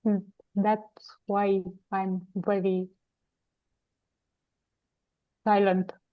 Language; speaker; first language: English; non-native, learner; Romanian